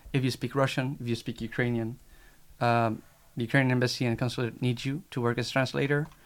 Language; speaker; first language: English; non-native, fluent; Spanish